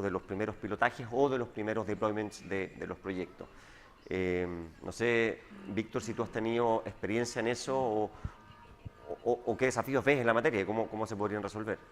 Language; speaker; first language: Spanish; native; Spanish